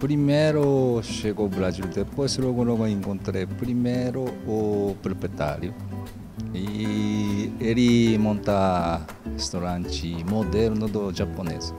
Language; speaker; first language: Portuguese; non-native, learner; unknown